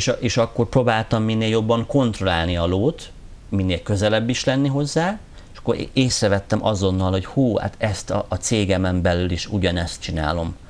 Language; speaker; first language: Hungarian; non-native, fluent; English